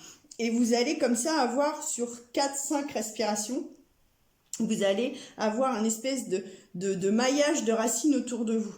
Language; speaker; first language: French; native; French